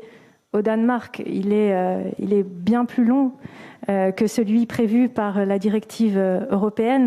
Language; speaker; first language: French; native; French